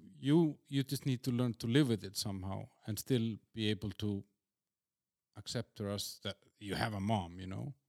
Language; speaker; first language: English; non-native, fluent; Icelandic